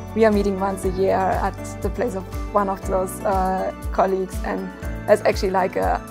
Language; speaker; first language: English; non-native, fluent; German